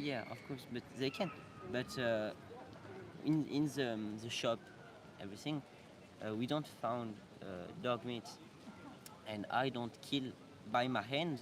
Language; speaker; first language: English; non-native, learner; French